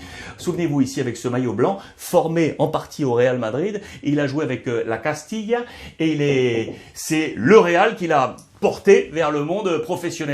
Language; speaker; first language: French; native; French